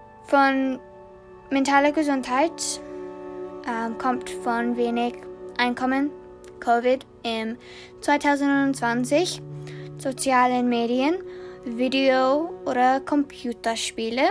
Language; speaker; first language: German; non-native, learner; English